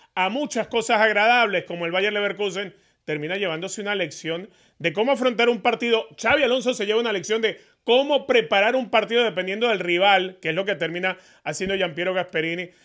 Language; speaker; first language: Spanish; native; Spanish